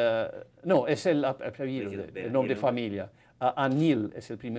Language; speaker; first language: Spanish; non-native, fluent; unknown